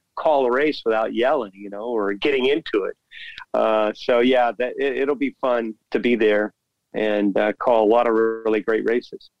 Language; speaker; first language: English; native; English